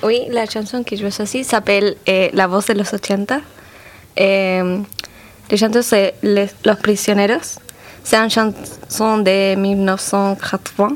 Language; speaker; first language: French; non-native, learner; Spanish